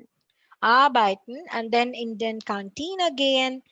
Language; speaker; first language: German; non-native, learner; Tamil